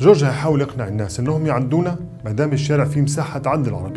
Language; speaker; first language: Arabic; native; Arabic